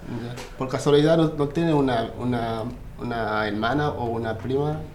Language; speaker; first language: Spanish; non-native, learner; Haitian Creole